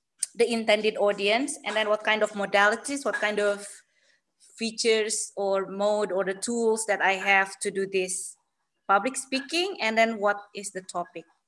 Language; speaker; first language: English; non-native, fluent; Sundanese